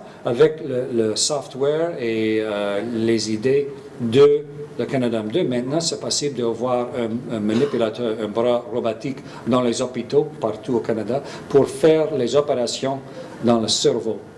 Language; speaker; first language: French; non-native, fluent; English